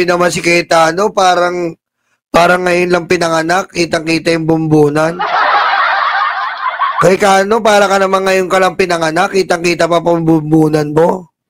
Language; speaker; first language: Filipino; native; Filipino